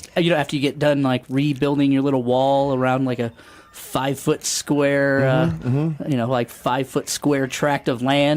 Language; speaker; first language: English; native; English